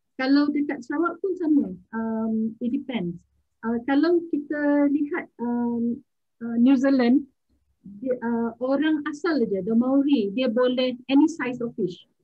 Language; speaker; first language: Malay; non-native, local second language; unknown